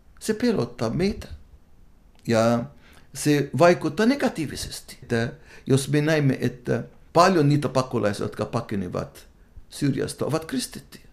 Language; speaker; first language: Finnish; non-native, fluent; Arabic